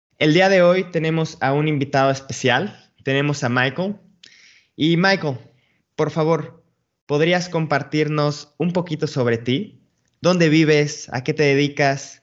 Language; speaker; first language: Spanish; non-native, fluent; English